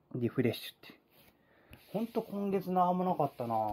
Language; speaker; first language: Japanese; native; Japanese